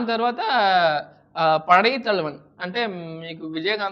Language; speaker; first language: Telugu; non-native, learner; Tamil